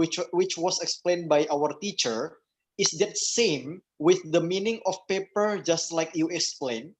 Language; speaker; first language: English; non-native, learner; Indonesian